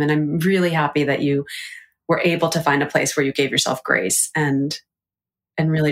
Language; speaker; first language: English; native; English